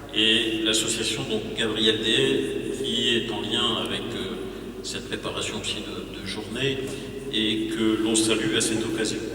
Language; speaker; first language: French; native; French